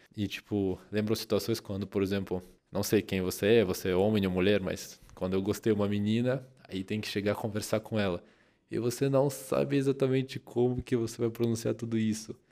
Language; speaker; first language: Portuguese; non-native, fluent; Russian